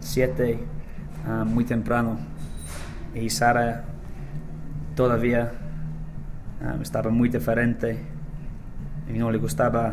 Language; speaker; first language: Spanish; non-native, learner; English